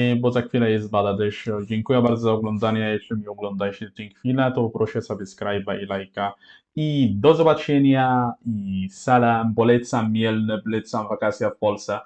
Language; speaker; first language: Polish; non-native, learner; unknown